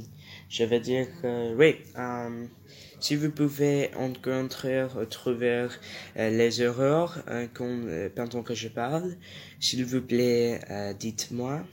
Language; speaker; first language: French; non-native, learner; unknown